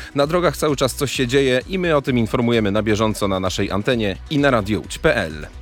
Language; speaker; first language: Polish; native; Polish